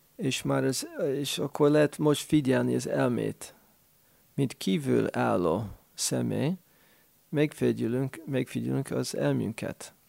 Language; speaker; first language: Hungarian; non-native, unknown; English